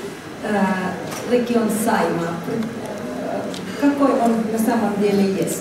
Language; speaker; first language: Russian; non-native, fluent; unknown